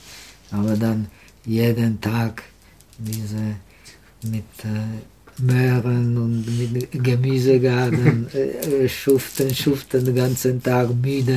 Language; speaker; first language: German; non-native, learner; Czech